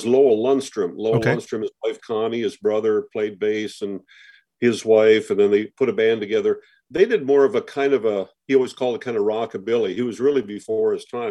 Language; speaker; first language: English; native; English